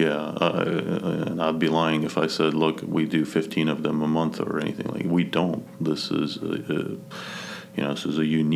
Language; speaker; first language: English; non-native, fluent; Kazakh